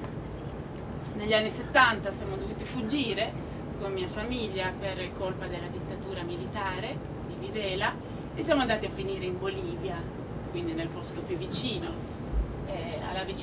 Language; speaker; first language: Italian; non-native, fluent; Spanish